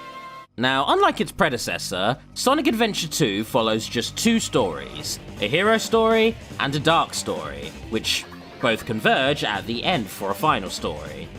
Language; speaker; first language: English; native; English